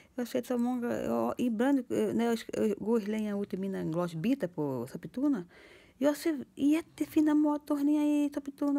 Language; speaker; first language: Swedish; non-native, learner; Portuguese